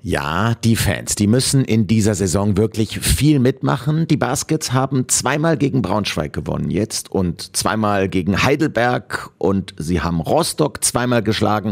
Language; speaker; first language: German; native; German